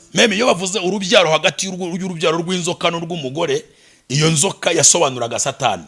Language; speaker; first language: Kinyarwanda; native; Kinyarwanda